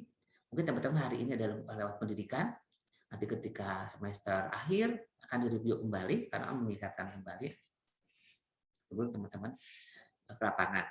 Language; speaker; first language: Indonesian; native; Indonesian